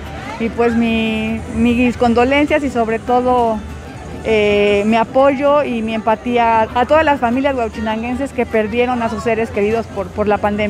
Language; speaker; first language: Spanish; native; Spanish